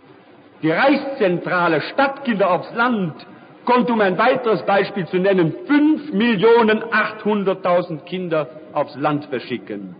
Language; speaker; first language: German; native; German